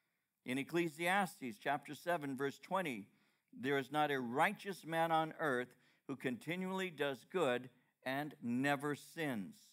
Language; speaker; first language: English; native; English